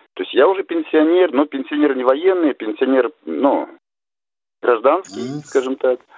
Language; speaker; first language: Russian; native; Russian